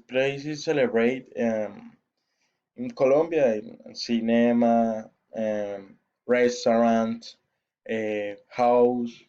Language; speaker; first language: English; non-native, learner; Spanish